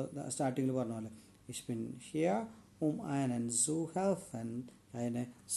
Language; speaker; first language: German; non-native, learner; Malayalam